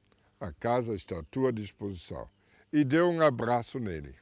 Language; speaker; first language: Portuguese; non-native, fluent; German